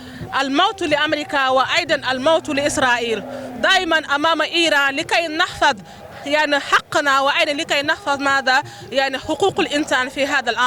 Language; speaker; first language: Arabic; non-native, learner; Wolof